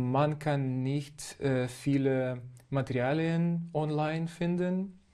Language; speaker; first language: German; non-native, fluent; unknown